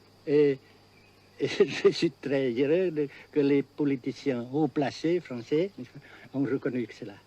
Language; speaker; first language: French; non-native, local second language; Vietnamese